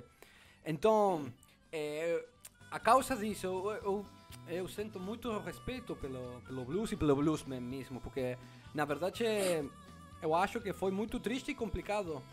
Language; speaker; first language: Portuguese; non-native, learner; Spanish